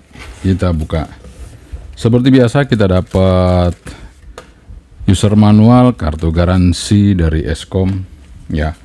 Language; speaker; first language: Indonesian; native; Indonesian